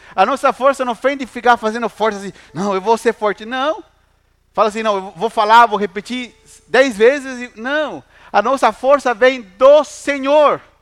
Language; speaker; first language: Portuguese; non-native, fluent; Spanish